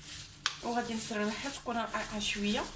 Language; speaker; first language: Arabic; native; Arabic